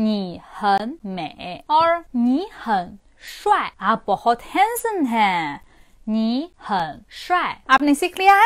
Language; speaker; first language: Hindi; non-native, fluent; Chinese